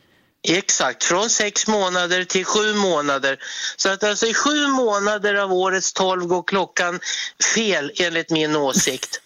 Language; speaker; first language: Swedish; native; Swedish